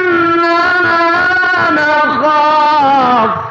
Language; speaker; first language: Arabic; native; Arabic